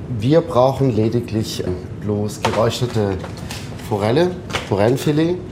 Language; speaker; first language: German; non-native, fluent; Arabic